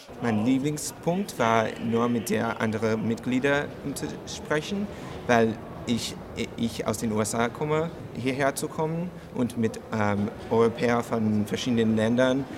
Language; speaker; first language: German; non-native, learner; English